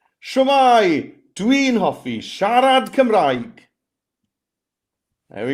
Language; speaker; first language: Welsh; non-native, learner; English